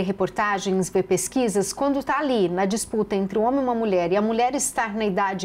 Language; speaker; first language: Portuguese; native; Portuguese